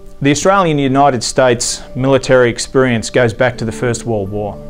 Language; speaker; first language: English; native; English